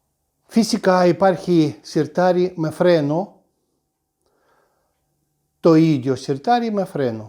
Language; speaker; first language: Greek; non-native, fluent; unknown